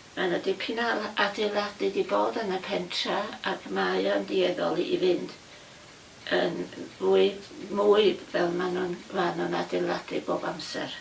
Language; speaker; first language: Welsh; native; Welsh